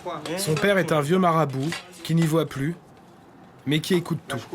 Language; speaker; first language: French; native; French